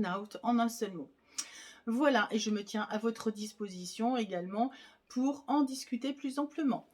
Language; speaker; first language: French; native; French